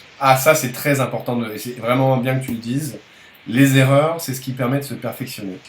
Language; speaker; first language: French; native; French